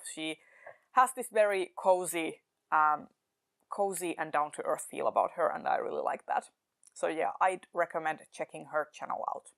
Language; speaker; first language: English; non-native, fluent; Finnish